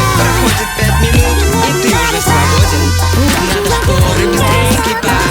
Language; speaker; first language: Russian; native; Russian